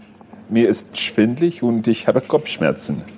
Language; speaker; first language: German; non-native, learner; English